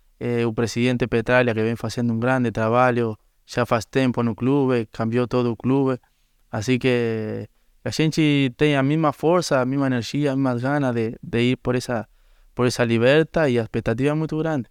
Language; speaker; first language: Portuguese; non-native, learner; Spanish